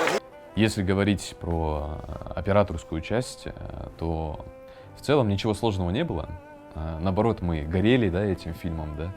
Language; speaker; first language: Russian; non-native, local second language; Kyrgyz